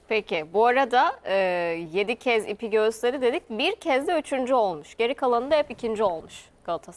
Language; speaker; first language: Turkish; native; Turkish